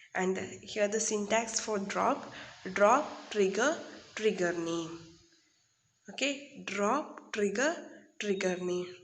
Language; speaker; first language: English; non-native, local second language; Malayalam